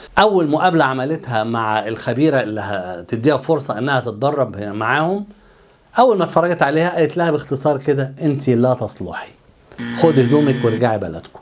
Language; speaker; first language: Arabic; native; Arabic